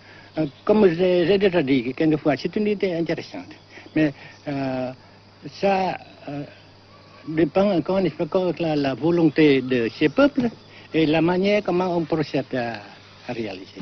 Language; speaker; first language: French; non-native, fluent; Vietnamese